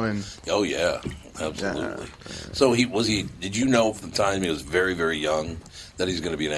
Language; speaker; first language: English; native; English